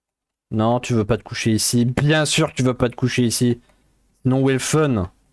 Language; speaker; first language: French; native; French